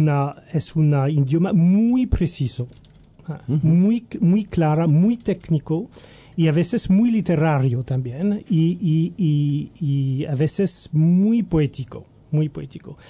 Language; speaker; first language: Spanish; non-native, learner; French